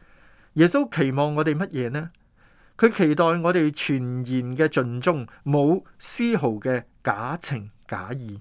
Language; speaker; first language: Chinese; non-native, local second language; Cantonese